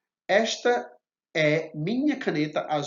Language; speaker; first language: Portuguese; non-native, fluent; English